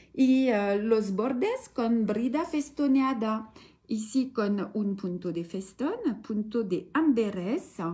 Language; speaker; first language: Spanish; non-native, learner; French